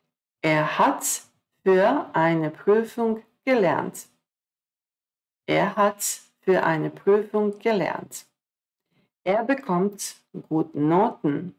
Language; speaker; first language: German; non-native, fluent; Croatian